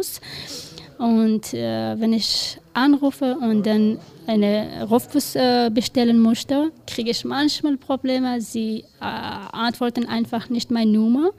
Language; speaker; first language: German; non-native, learner; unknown